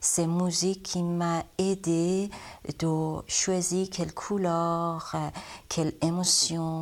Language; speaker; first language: French; non-native, learner; Persian